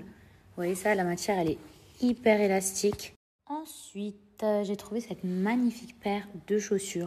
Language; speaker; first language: French; native; French